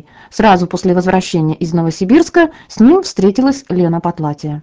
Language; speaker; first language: Russian; native; Russian